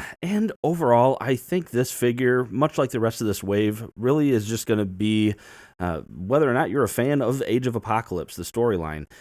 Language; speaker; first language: English; native; English